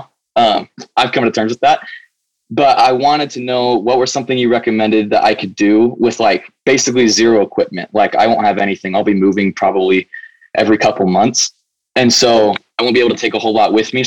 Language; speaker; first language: English; native; English